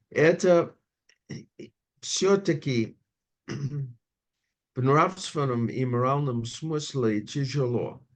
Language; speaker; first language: Russian; non-native, fluent; English